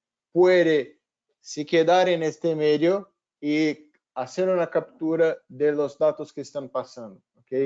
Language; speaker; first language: Spanish; non-native, fluent; Portuguese